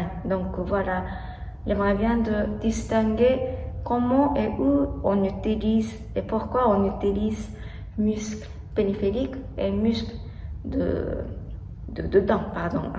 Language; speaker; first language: French; non-native, learner; Japanese